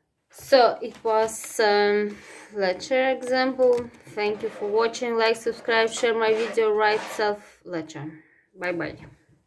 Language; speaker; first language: English; non-native, learner; Russian